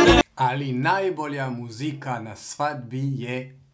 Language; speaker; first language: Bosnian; non-native, learner; French